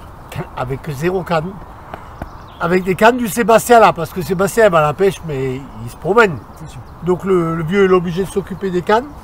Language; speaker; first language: French; native; French